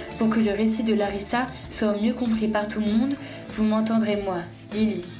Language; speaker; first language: French; native; French